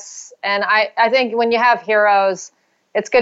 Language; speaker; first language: English; native; English